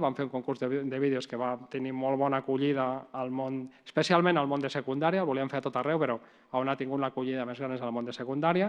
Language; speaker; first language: Catalan; native; Catalan